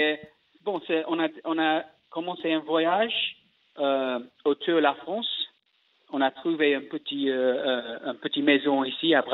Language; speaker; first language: French; non-native, learner; English